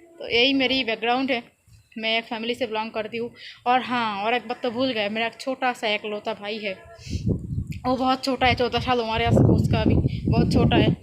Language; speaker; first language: Urdu; non-native, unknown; Bangla